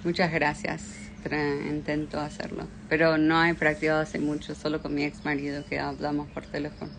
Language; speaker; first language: Spanish; non-native, fluent; English